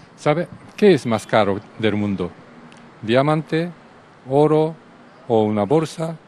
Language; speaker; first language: Spanish; non-native, learner; Japanese